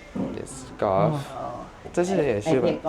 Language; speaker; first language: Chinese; non-native, fluent; Thai